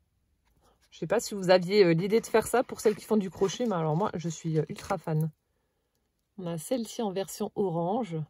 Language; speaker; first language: French; native; French